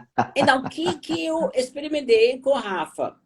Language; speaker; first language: Portuguese; non-native, fluent; German